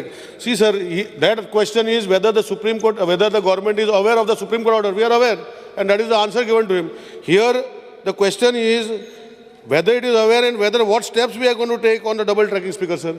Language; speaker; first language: English; non-native, local second language; Konkani